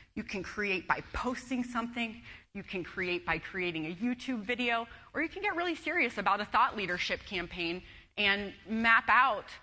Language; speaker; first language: English; native; English